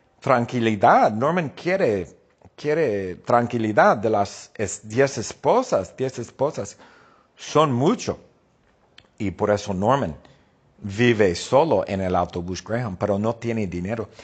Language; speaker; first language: Spanish; non-native, fluent; English